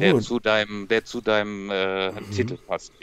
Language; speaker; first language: German; native; German